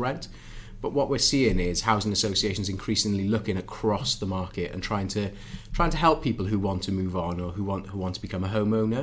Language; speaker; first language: English; native; English